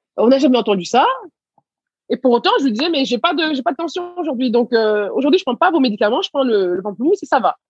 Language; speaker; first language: French; early bilingual, other home language; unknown